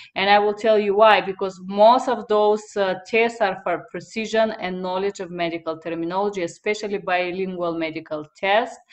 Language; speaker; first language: English; non-native, fluent; Bulgarian